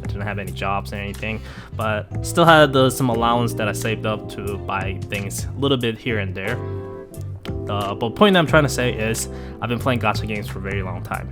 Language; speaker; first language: English; non-native, fluent; Korean